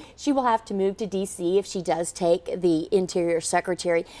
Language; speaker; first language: English; native; English